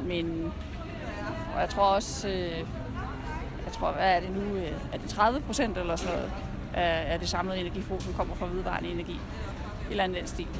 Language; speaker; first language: Danish; native; Danish